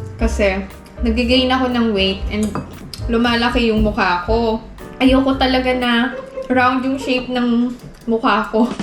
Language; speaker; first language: Filipino; native; Filipino